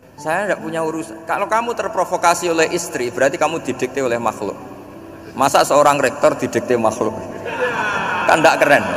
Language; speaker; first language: Indonesian; non-native, local second language; Javanese